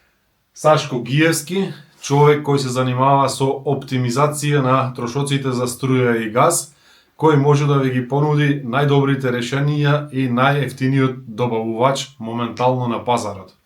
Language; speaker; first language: Macedonian; native; Macedonian